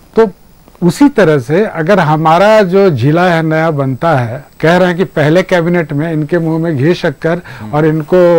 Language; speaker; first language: Hindi; native; Hindi